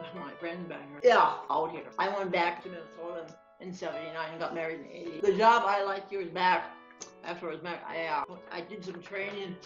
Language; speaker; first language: English; native; English